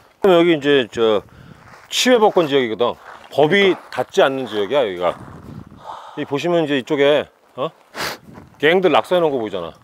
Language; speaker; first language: Korean; native; Korean